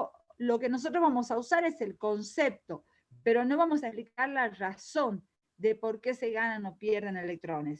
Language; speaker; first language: Spanish; native; Spanish